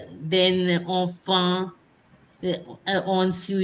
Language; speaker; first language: French; non-native, fluent; Hindi